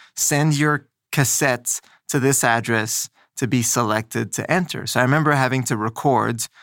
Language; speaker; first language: English; native; English